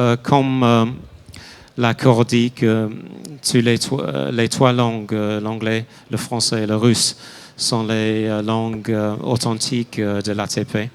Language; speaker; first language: French; non-native, fluent; English